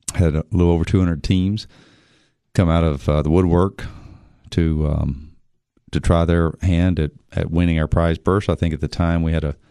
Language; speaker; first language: English; native; English